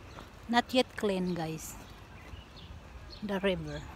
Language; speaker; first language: English; non-native, learner; Filipino